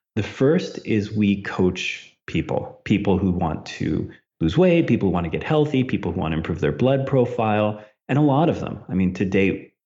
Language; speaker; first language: English; early bilingual, other home language; Italian